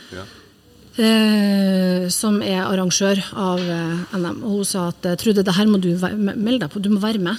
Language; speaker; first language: Norwegian; native; Norwegian